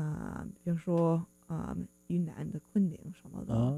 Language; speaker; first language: Chinese; non-native, fluent; English